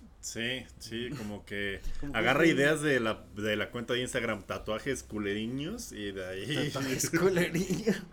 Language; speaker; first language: Spanish; native; Spanish